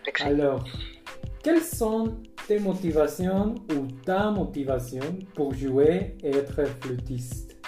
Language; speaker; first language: French; non-native, learner; Spanish